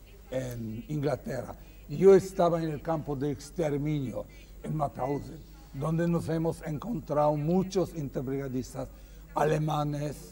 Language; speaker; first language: Spanish; non-native, fluent; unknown